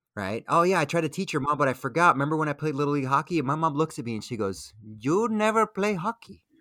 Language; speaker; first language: English; early bilingual, other home language; Spanish